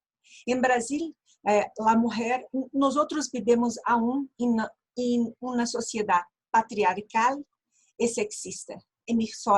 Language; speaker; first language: Spanish; non-native, learner; Portuguese